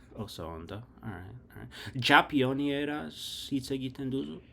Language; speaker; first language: Basque; non-native, learner; English